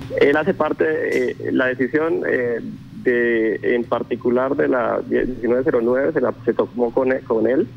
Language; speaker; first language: Spanish; native; Spanish